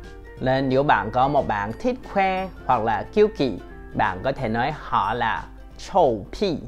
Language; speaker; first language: Vietnamese; non-native, fluent; Chinese